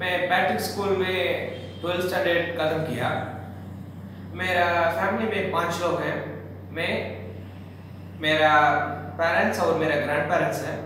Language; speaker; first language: Hindi; non-native, local second language; Tamil